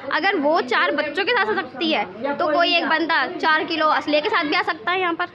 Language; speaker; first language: Hindi; native; Hindi